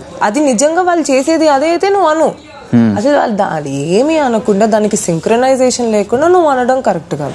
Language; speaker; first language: Telugu; native; Telugu